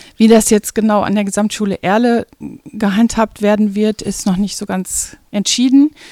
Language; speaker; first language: German; native; German